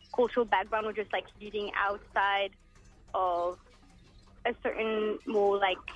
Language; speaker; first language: English; early bilingual, heritage; French